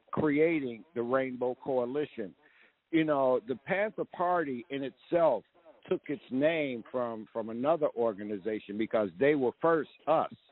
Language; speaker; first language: English; native; English